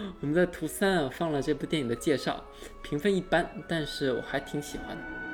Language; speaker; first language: Chinese; native; Chinese